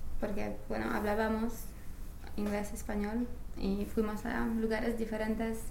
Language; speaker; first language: Spanish; non-native, fluent; English